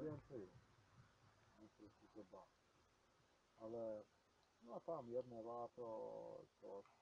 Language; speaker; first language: Polish; non-native, learner; Ukrainian